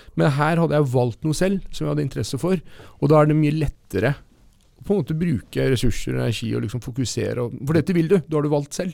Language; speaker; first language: Norwegian; early bilingual, other home language; Persian